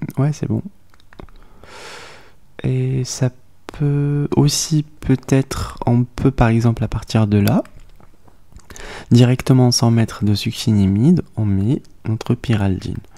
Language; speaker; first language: French; native; French